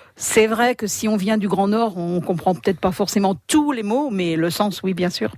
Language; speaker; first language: French; native; French